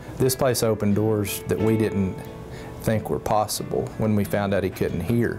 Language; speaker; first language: English; native; English